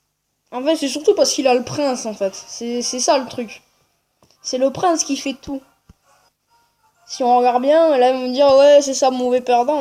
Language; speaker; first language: French; native; French